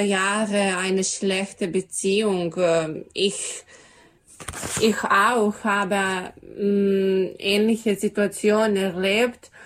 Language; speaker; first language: German; non-native, learner; Serbian